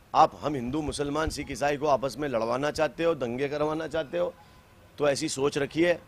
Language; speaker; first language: Hindi; native; Hindi